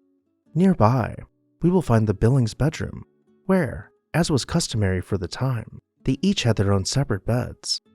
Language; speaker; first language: English; native; English